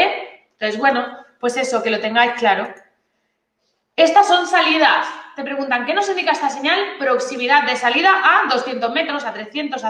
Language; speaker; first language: Spanish; native; Spanish